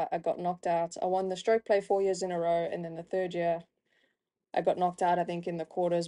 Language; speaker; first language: English; native; English